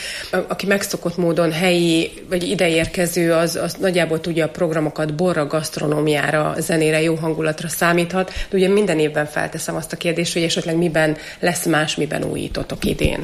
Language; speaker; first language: Hungarian; native; Hungarian